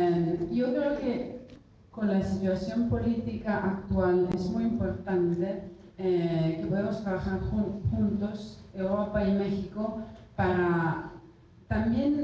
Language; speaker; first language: Spanish; non-native, fluent; Italian